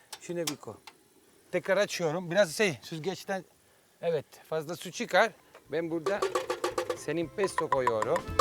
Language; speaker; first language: Turkish; non-native, fluent; Italian